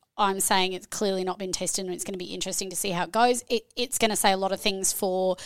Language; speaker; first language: English; native; English